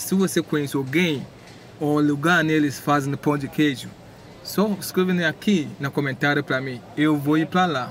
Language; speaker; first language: Portuguese; non-native, fluent; English